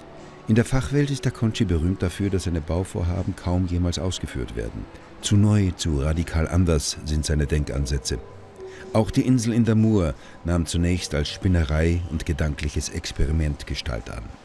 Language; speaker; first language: German; native; German